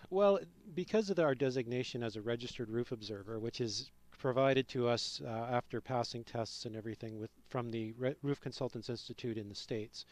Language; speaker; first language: English; native; English